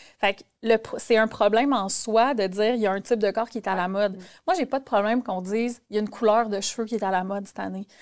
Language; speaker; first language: French; native; French